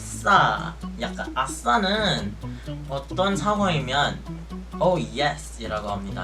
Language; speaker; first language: Korean; non-native, fluent; Filipino